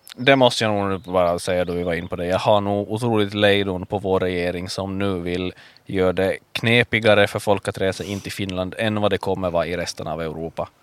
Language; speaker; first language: Swedish; native; Swedish